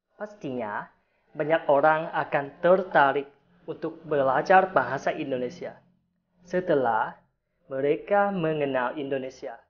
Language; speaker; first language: Indonesian; non-native, fluent; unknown